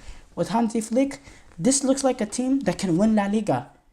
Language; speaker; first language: English; native; English